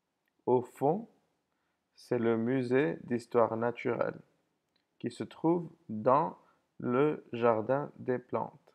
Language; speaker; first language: French; non-native, fluent; English